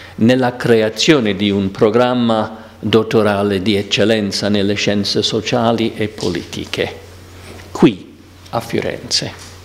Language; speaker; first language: Italian; non-native, fluent; English